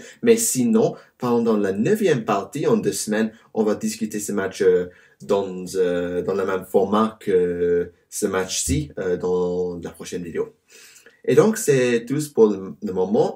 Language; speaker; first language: French; non-native, learner; English